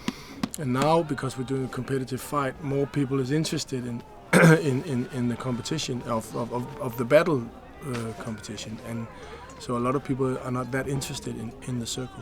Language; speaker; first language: English; non-native, fluent; Danish